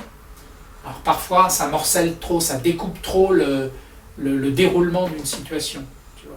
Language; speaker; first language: French; native; French